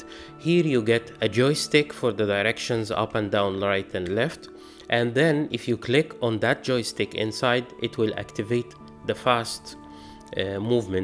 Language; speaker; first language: English; non-native, fluent; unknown